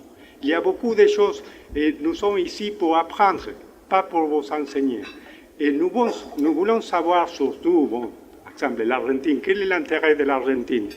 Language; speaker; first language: French; non-native, fluent; Spanish